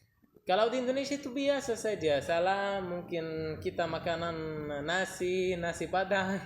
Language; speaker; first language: Indonesian; non-native, learner; Arabic